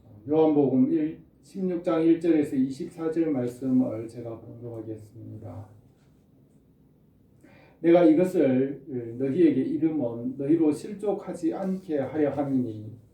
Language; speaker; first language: Korean; native; Korean